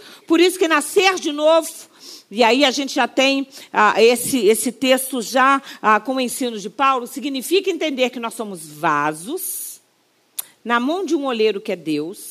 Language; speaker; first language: Portuguese; native; Portuguese